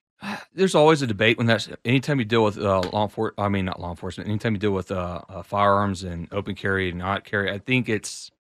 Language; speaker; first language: English; native; English